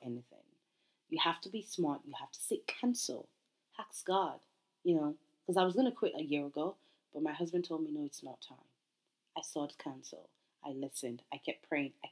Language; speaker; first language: English; non-native, local second language; Yoruba